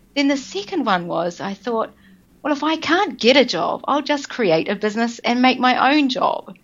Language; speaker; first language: English; native; English